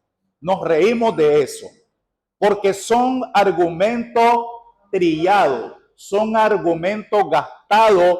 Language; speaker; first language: Spanish; native; Spanish